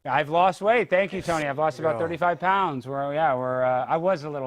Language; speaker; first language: English; native; English